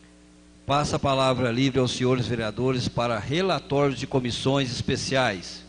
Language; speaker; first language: Portuguese; native; Portuguese